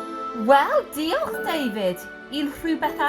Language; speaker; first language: Welsh; non-native, learner; English